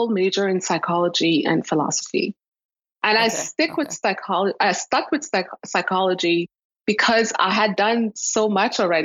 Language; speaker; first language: English; non-native, local second language; Kinyarwanda